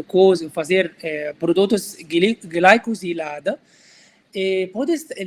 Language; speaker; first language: Portuguese; non-native, learner; Arabic